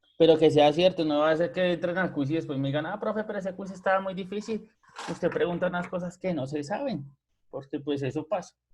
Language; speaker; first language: Spanish; native; Spanish